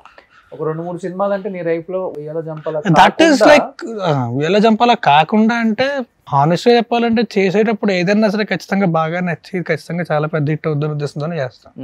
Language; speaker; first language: Telugu; native; Telugu